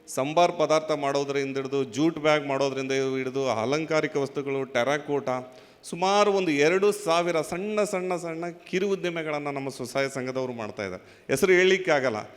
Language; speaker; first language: Kannada; native; Kannada